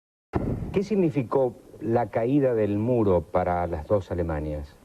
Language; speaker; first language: Spanish; native; Spanish